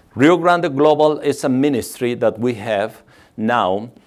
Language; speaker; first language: English; non-native, fluent; Spanish